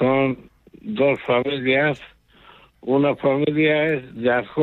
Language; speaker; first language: Spanish; non-native, local second language; Basque